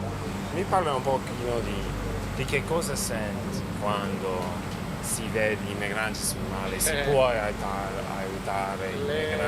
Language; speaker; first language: Italian; non-native, learner; English